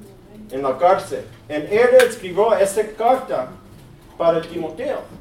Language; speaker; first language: Spanish; early bilingual, heritage; English